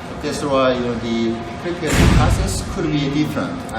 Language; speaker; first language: English; non-native, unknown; Korean